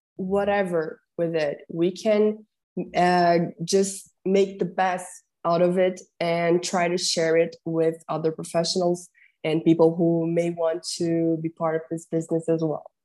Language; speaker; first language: English; non-native, fluent; Portuguese